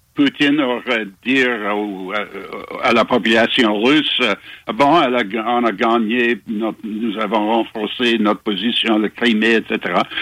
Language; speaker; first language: French; non-native, fluent; English